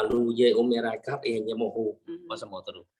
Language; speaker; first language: Russian; non-native, learner; Vietnamese